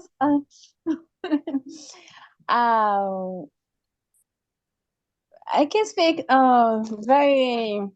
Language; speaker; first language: English; non-native, learner; Haitian Creole